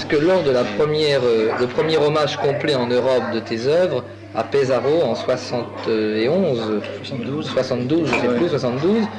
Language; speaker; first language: French; native; French